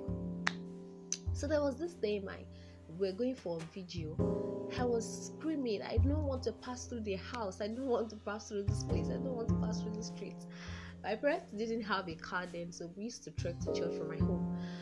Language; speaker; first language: English; non-native, local second language; Yoruba